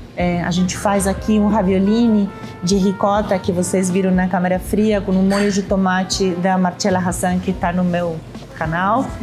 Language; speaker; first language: Portuguese; non-native, fluent; Spanish